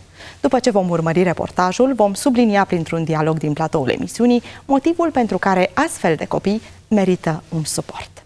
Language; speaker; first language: Romanian; native; Romanian